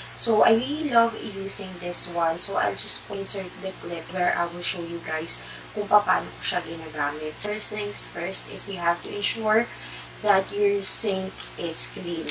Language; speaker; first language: English; non-native, local second language; Filipino